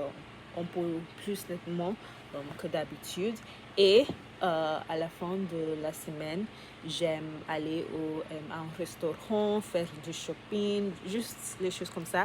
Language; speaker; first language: French; non-native, learner; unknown